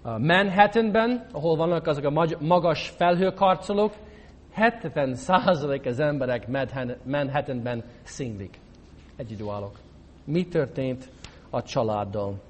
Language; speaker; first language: Hungarian; non-native, fluent; English